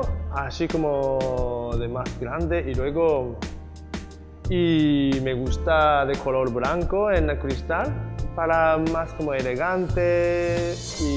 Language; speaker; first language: Spanish; non-native, learner; Japanese